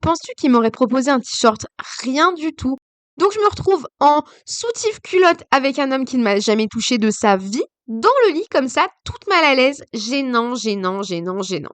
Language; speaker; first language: French; native; French